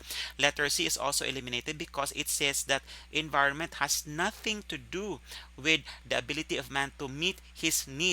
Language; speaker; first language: English; non-native, local second language; Filipino